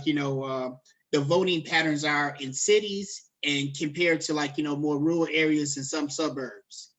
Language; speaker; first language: English; native; English